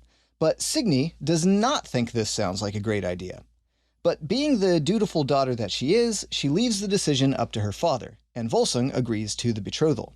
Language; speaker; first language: English; native; English